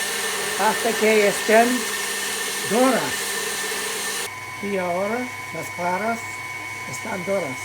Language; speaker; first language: Spanish; non-native, learner; English